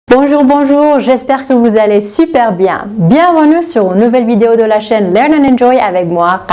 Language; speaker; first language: French; non-native, fluent; Persian